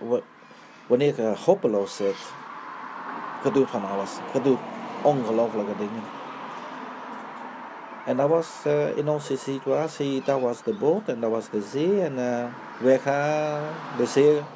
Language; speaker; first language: Dutch; early bilingual, other home language; Vietnamese